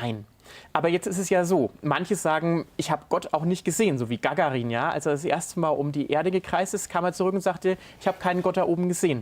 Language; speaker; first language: German; native; German